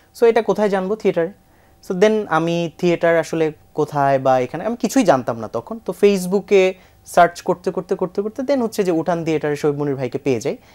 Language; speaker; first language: Bangla; native; Bangla